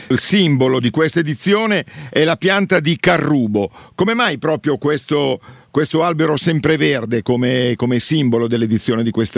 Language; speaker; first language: Italian; native; Italian